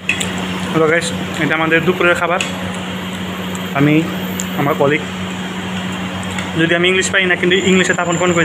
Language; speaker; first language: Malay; non-native, learner; Bangla